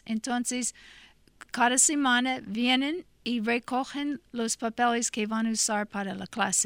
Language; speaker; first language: Spanish; non-native, fluent; English